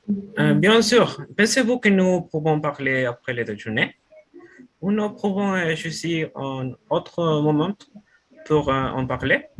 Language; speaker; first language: French; non-native, learner; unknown